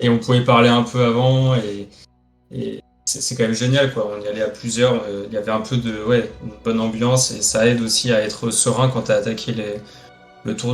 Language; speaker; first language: French; native; French